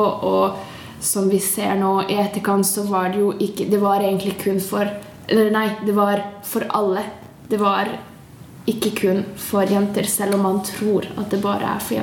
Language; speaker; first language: Norwegian; non-native, fluent; Hungarian